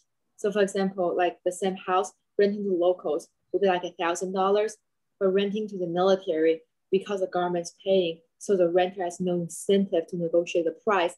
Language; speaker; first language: English; non-native, fluent; Chinese